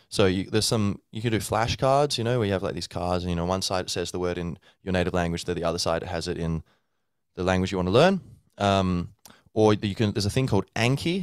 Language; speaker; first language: English; native; English